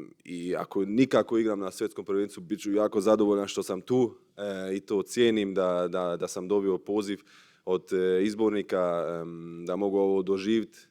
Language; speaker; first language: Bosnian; early bilingual, heritage; Bosnian